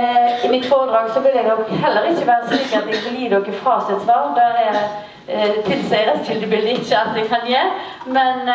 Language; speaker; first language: Norwegian; native; Norwegian